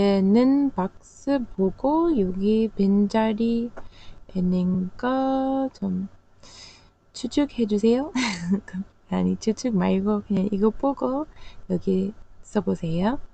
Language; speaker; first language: Korean; non-native, learner; English